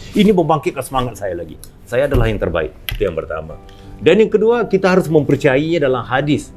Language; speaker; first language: Malay; native; Malay